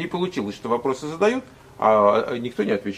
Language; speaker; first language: Russian; native; Russian